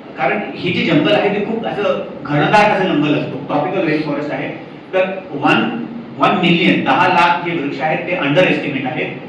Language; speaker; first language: Marathi; non-native, local second language; Hindi